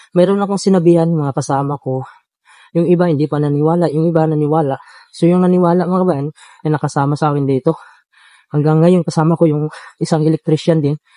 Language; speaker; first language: Filipino; native; Filipino